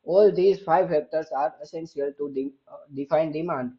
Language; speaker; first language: English; non-native, local second language; Gujarati